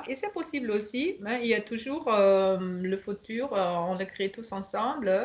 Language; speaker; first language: French; non-native, fluent; German